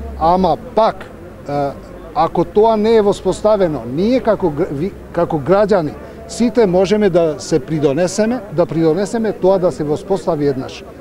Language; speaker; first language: Macedonian; non-native, local second language; Albanian